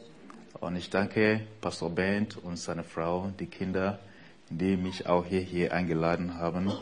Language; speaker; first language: German; non-native, fluent; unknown